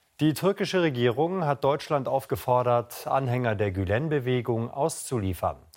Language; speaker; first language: German; native; German